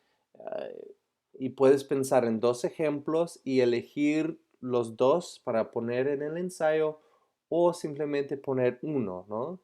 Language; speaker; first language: Spanish; non-native, fluent; English